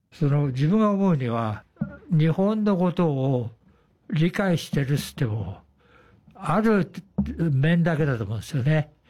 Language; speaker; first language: Japanese; native; Japanese